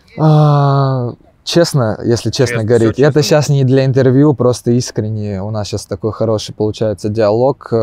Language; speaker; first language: Russian; native; Russian